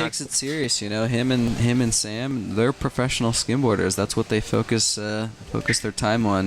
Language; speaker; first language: English; native; English